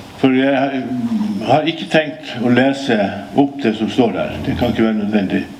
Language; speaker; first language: Norwegian; native; Norwegian